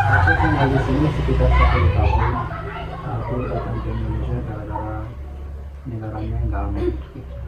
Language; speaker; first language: Indonesian; non-native, fluent; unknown